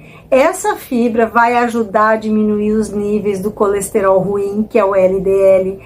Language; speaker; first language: Portuguese; native; Portuguese